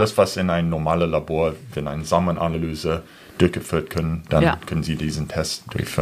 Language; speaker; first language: German; non-native, fluent; English